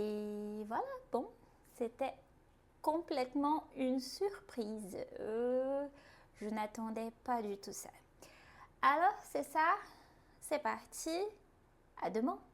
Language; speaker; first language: French; non-native, fluent; Portuguese